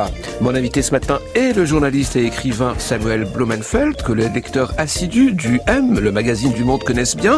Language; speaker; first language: French; native; French